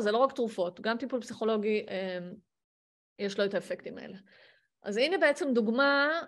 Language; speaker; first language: Hebrew; native; Hebrew